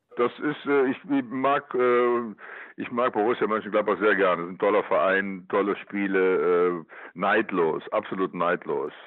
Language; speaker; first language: German; native; German